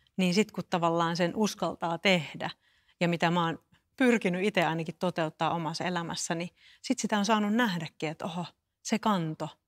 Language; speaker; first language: Finnish; native; Finnish